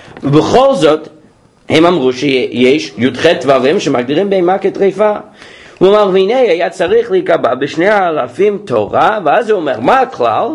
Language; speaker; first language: Hebrew; non-native, fluent; English